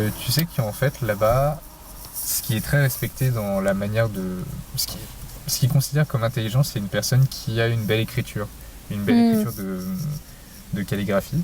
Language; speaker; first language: French; native; French